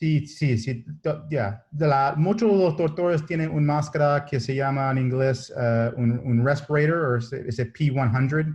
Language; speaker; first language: Spanish; non-native, learner; English